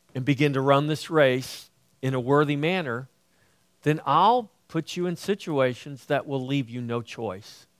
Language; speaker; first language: English; native; English